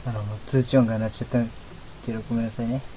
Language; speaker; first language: Japanese; native; Japanese